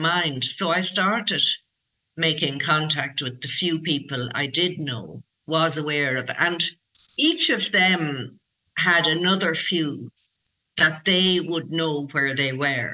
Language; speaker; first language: English; native; English